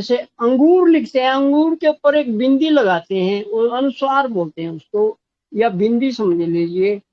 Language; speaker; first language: Hindi; non-native, local second language; Marathi